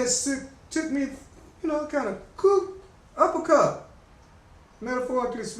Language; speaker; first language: English; native; English